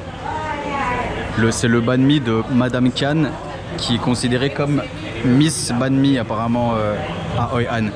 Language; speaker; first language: French; native; French